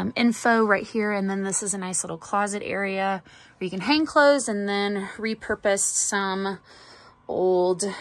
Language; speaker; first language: English; native; English